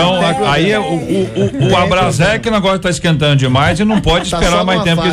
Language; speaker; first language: Portuguese; native; Portuguese